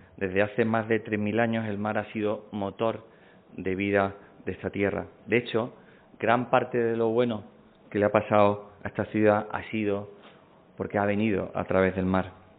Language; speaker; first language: Spanish; native; Spanish